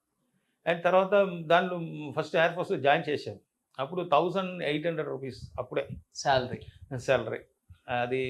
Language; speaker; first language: Telugu; non-native, learner; Tamil